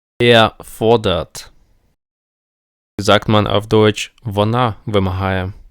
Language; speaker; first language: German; non-native, fluent; Ukrainian